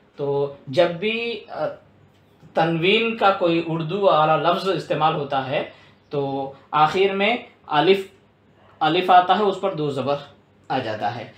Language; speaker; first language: Urdu; native; Urdu